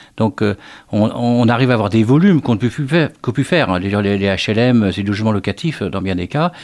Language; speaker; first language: French; native; French